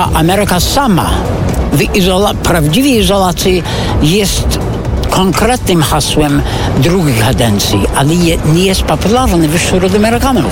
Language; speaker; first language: Polish; non-native, fluent; English